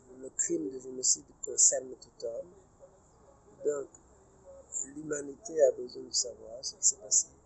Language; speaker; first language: French; non-native, local second language; Kinyarwanda